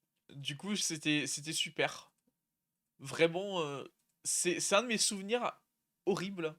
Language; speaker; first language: French; native; French